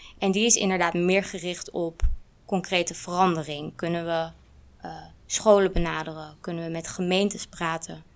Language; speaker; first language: Dutch; early bilingual, other home language; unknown